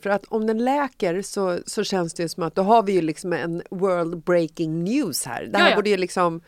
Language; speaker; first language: Swedish; native; Swedish